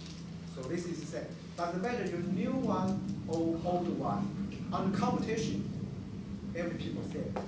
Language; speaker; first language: English; non-native, learner; Chinese